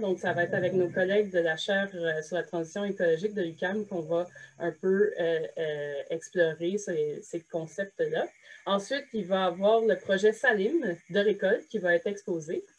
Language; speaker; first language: French; native; French